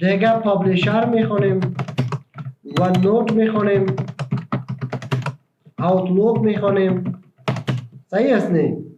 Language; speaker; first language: Persian; native; Persian